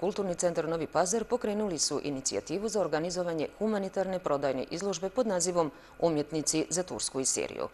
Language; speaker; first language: Serbian; native; Serbian